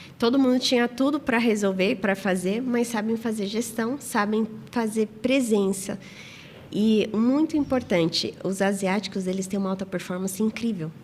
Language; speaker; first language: Portuguese; native; Portuguese